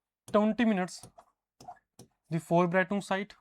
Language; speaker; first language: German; non-native, fluent; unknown